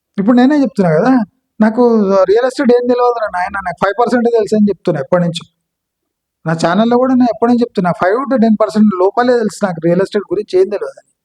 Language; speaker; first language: Telugu; non-native, local second language; Kannada